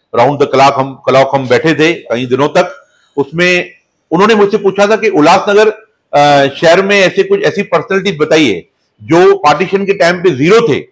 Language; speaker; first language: Hindi; non-native, local second language; Sindhi